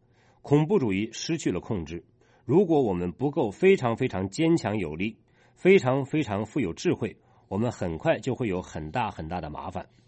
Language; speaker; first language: Chinese; native; Chinese